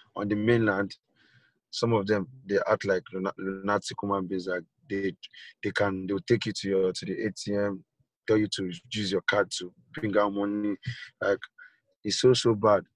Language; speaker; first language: English; non-native, local second language; Yoruba